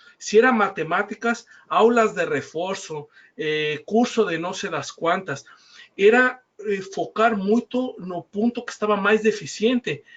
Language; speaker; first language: Portuguese; non-native, fluent; Spanish